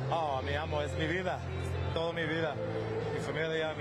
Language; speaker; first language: Spanish; non-native, learner; English